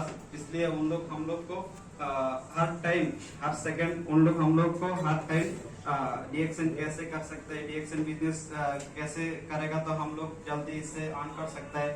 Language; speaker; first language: Hindi; non-native, learner; Bangla